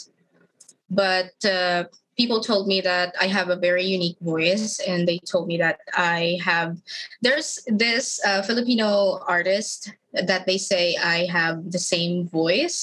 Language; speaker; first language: English; non-native, local second language; Filipino